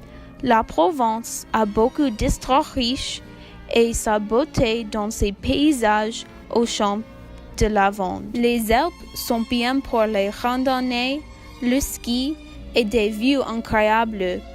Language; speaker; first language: French; non-native, learner; English